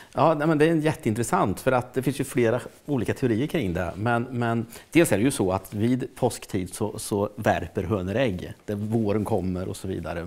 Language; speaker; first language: Swedish; native; Swedish